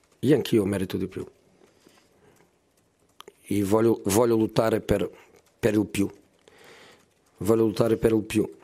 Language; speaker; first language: Italian; non-native, fluent; Portuguese